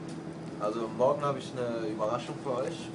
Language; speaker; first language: German; native; German